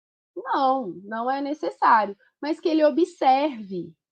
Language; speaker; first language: Portuguese; native; Portuguese